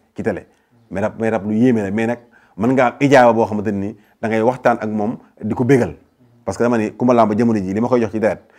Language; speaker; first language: Wolof; native; Wolof